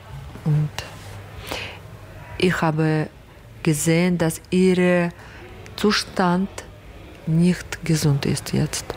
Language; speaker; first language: German; non-native, learner; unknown